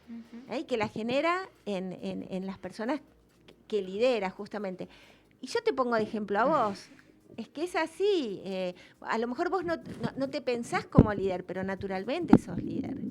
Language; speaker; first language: Spanish; native; Spanish